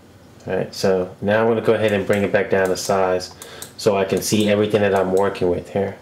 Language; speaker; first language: English; native; English